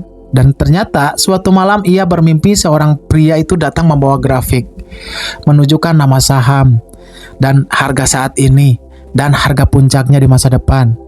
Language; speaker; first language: Indonesian; native; Indonesian